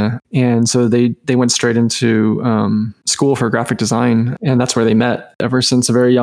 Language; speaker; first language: English; native; English